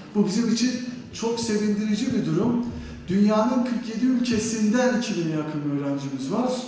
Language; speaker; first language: Turkish; native; Turkish